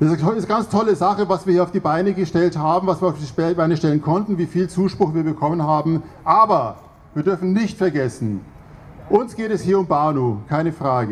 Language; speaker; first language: German; native; German